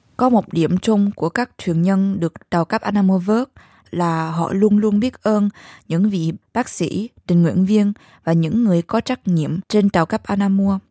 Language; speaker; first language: Vietnamese; early bilingual, heritage; Vietnamese